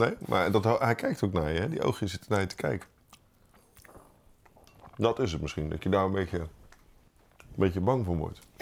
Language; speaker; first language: Dutch; native; Dutch